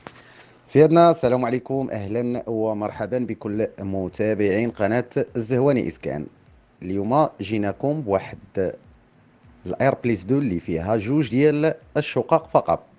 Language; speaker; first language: Arabic; native; Arabic